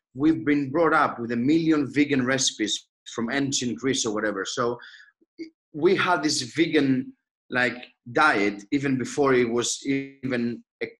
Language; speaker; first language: English; non-native, fluent; Greek